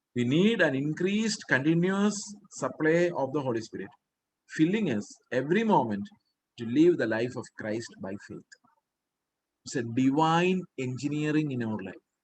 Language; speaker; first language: English; non-native, local second language; Malayalam